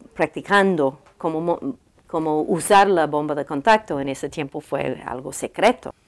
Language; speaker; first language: Spanish; non-native, learner; English